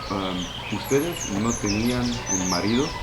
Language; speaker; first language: Spanish; non-native, fluent; French